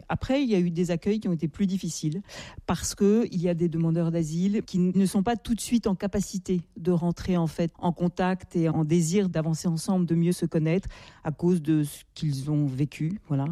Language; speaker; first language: French; native; French